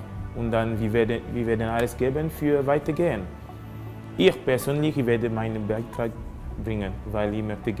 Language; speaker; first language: German; non-native, fluent; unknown